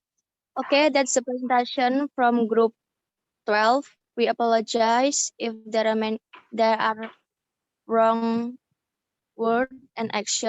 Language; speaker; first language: English; non-native, learner; Indonesian